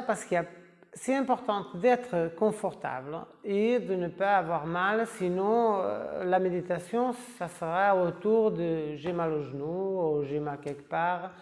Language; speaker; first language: French; non-native, fluent; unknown